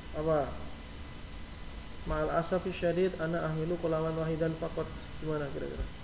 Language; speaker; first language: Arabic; non-native, fluent; Indonesian